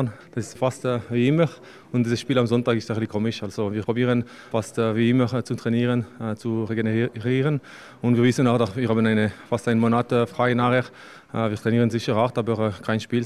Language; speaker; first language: German; non-native, fluent; French